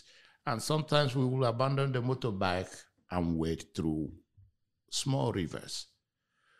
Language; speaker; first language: English; non-native, local second language; Igbo